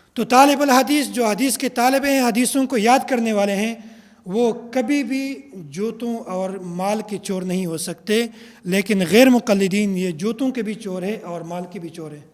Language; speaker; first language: Urdu; non-native, local second language; Pashto